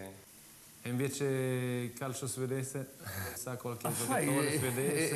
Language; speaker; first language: Italian; non-native, fluent; Swedish